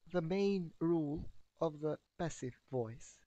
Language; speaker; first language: English; non-native, fluent; Albanian